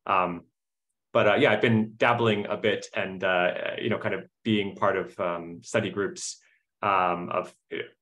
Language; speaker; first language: English; native; English